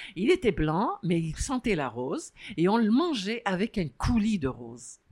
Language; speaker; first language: French; non-native, local second language; Arabic